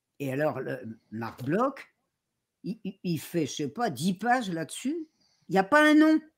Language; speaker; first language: French; native; French